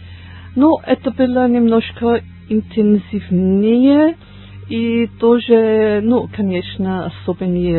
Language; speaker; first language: Russian; non-native, learner; German